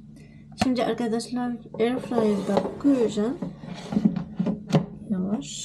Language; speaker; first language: Turkish; non-native, learner; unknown